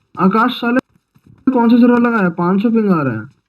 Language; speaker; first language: Hindi; native; Hindi